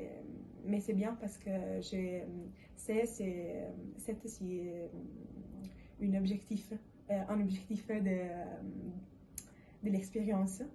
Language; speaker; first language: French; non-native, learner; Italian